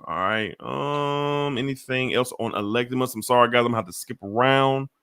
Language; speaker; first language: English; native; English